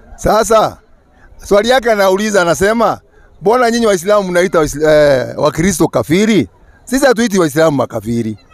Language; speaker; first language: Swahili; non-native, local second language; Kikuyu